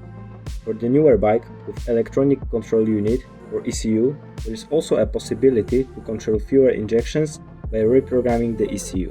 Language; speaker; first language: English; non-native, fluent; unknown